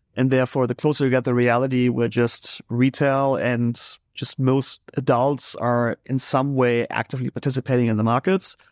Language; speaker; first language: English; non-native, fluent; German